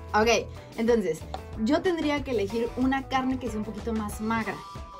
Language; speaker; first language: Spanish; native; Spanish